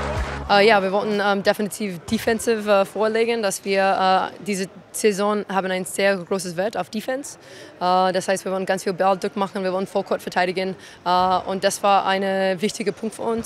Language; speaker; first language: German; non-native, fluent; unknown